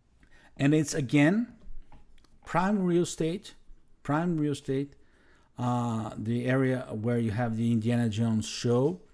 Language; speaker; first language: English; non-native, fluent; Portuguese